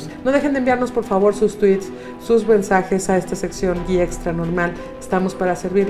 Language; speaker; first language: Spanish; native; Spanish